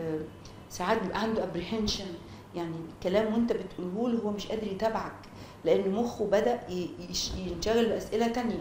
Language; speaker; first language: Arabic; native; Arabic